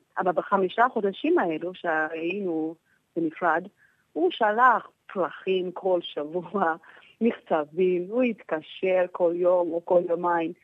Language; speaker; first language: Hebrew; non-native, fluent; English